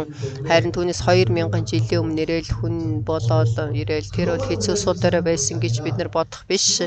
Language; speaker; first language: Mongolian; early bilingual, other home language; Korean